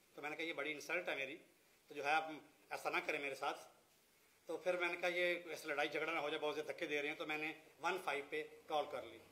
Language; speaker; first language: Urdu; non-native, local second language; Punjabi